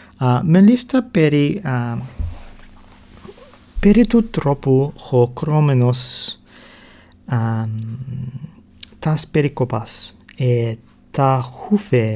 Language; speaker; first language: Greek; non-native, learner; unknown